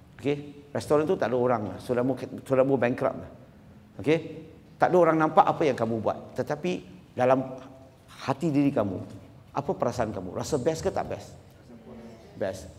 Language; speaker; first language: Malay; non-native, local second language; Chinese